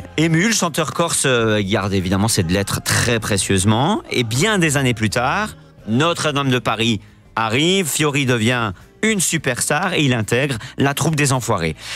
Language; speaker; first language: French; native; French